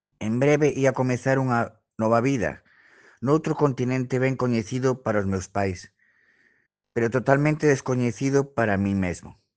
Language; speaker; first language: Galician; early bilingual, other home language; Spanish